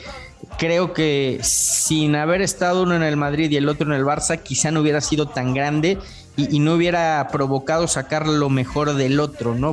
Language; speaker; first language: Spanish; native; Spanish